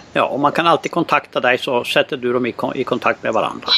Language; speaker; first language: Swedish; native; Swedish